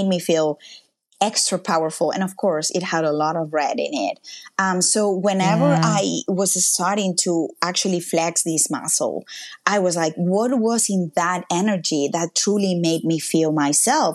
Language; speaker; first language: English; non-native, fluent; Spanish